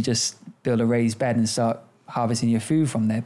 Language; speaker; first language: English; native; English